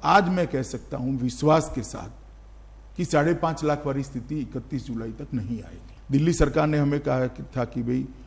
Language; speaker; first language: Hindi; non-native, local second language; Gujarati